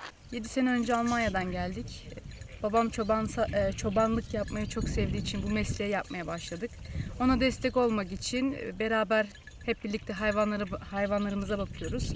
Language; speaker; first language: Turkish; early bilingual, heritage; Turkish